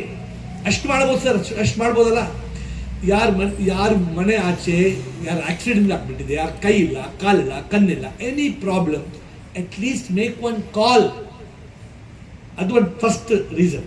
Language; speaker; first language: Kannada; non-native, local second language; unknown